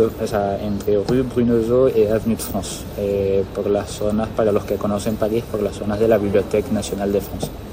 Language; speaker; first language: Spanish; native; Spanish